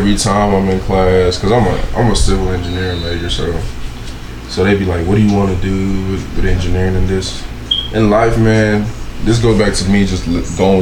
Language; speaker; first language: English; non-native, local second language; Esan